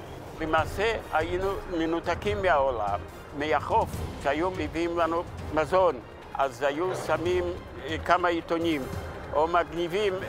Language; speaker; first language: Hebrew; non-native, fluent; Yiddish